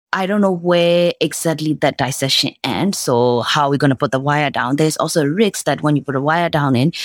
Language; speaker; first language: English; non-native, fluent; Burmese